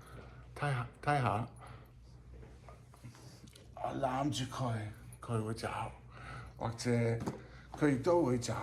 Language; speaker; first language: Cantonese; non-native, learner; English